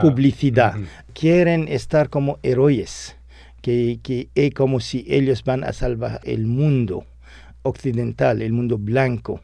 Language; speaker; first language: Spanish; non-native, fluent; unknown